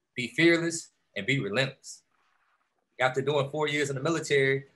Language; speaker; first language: English; native; English